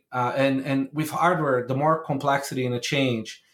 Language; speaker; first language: English; non-native, fluent; Portuguese